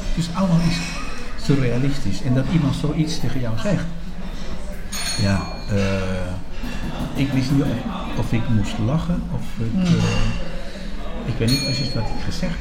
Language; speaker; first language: Dutch; non-native, fluent; Spanish